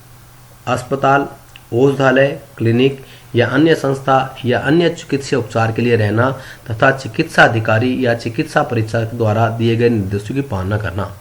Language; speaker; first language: Hindi; native; Hindi